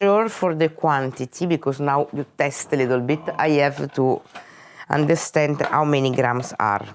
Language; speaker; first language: English; non-native, fluent; Italian